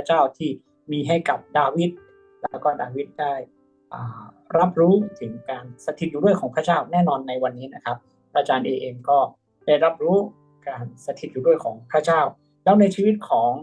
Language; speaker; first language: Thai; native; Thai